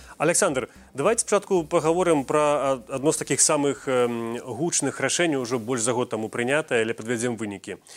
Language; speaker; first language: Belarusian; native; Belarusian